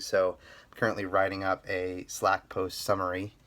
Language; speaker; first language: English; native; English